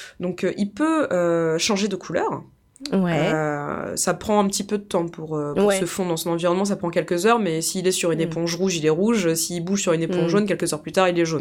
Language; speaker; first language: French; native; French